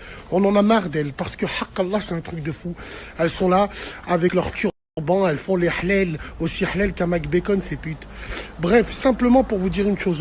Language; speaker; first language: French; native; French